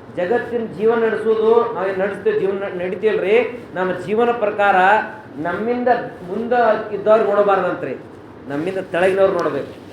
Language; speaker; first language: Kannada; non-native, local second language; Urdu